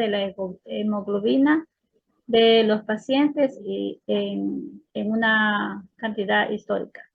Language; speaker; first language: Spanish; native; Spanish